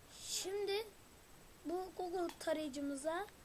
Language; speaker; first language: Turkish; native; Turkish